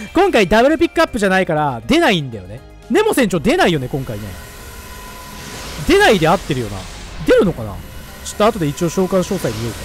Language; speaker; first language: Japanese; native; Japanese